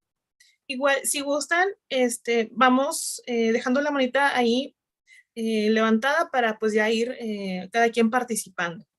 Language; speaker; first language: Spanish; native; Spanish